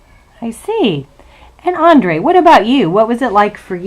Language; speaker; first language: English; native; English